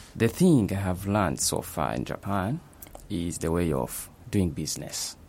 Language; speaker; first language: English; non-native, local second language; Kinyarwanda